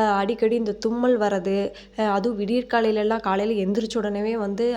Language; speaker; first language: Tamil; native; Tamil